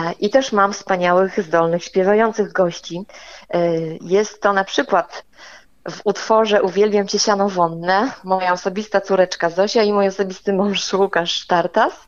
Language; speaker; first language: Polish; native; Polish